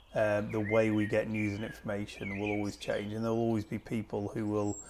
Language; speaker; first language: English; native; English